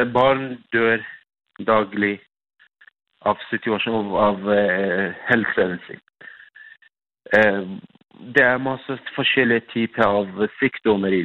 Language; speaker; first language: Norwegian; non-native, fluent; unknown